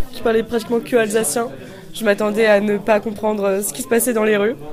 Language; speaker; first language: French; native; French